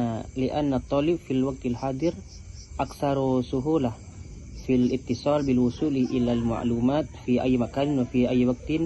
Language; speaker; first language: Arabic; non-native, learner; Indonesian